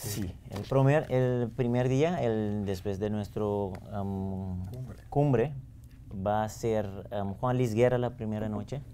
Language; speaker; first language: Spanish; non-native, fluent; Papiamento